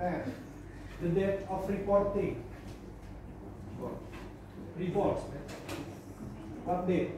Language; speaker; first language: English; non-native, fluent; Indonesian